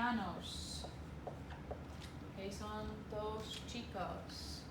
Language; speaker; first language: Spanish; non-native, fluent; English